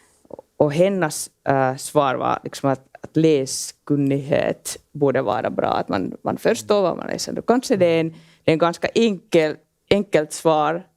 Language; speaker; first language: Swedish; non-native, local second language; Finnish